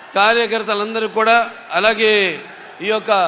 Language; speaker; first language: Telugu; native; Telugu